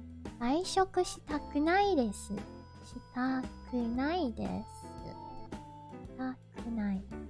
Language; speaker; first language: Japanese; non-native, learner; English